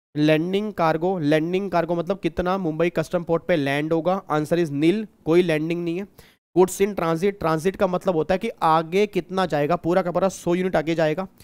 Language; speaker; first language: Hindi; native; Hindi